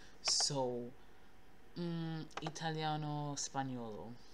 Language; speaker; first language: Italian; non-native, learner; English